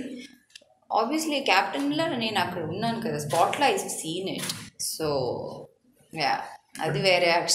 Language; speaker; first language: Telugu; non-native, learner; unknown